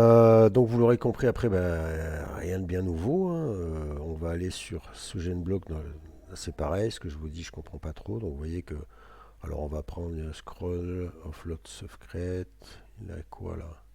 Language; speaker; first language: French; native; French